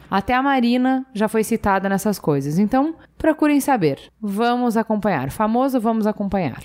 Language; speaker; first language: Portuguese; native; Portuguese